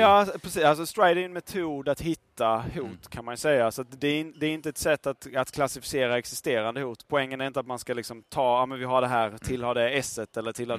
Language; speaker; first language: Swedish; native; Swedish